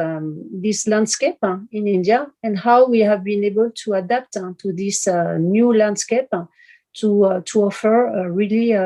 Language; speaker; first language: English; non-native, fluent; French